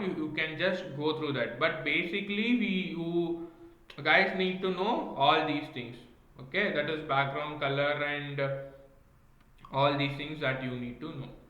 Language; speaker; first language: English; non-native, local second language; Kannada